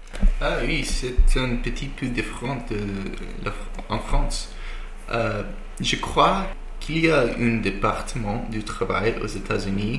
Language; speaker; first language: French; non-native, learner; English